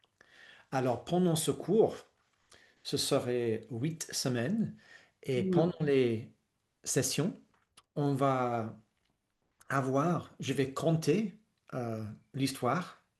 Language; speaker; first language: French; non-native, fluent; English